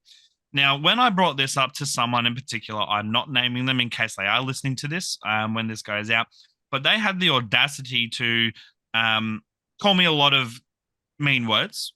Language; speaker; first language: English; native; English